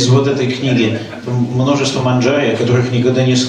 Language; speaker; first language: Russian; native; Russian